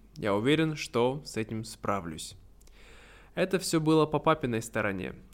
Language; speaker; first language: Russian; native; Russian